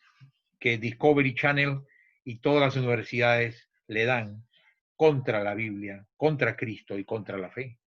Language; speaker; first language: Spanish; native; Spanish